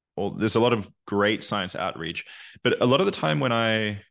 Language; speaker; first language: English; native; English